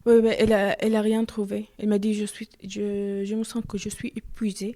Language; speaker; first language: French; non-native, learner; Arabic